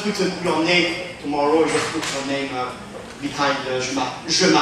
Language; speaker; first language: English; non-native, fluent; French